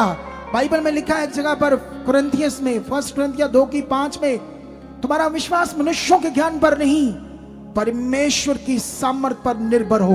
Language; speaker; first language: Hindi; native; Hindi